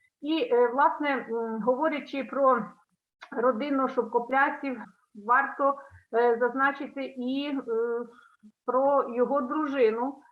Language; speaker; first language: Ukrainian; native; Ukrainian